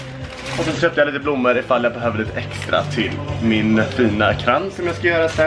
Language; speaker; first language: Swedish; native; Swedish